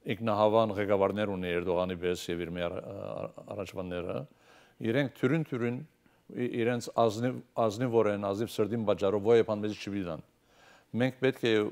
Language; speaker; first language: Armenian; early bilingual, heritage; Armenian